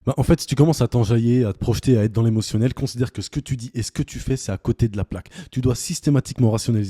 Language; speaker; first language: French; native; French